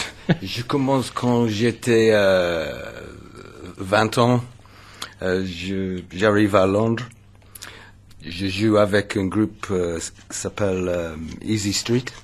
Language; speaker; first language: French; non-native, learner; English